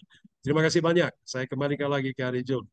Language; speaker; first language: Indonesian; native; Indonesian